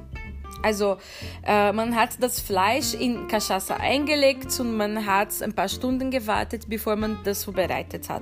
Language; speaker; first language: German; non-native, fluent; Portuguese